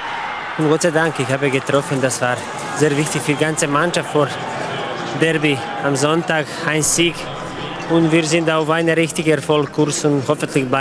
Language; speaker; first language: German; non-native, fluent; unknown